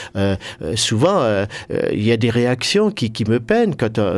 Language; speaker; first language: French; native; French